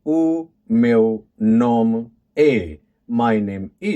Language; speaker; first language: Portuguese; non-native, fluent; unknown